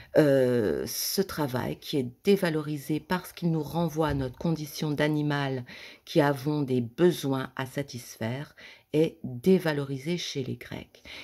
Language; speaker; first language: French; native; French